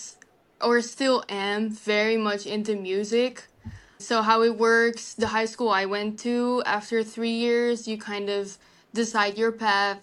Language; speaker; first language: English; non-native, fluent; Dutch